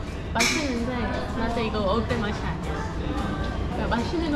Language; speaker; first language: Korean; non-native, learner; French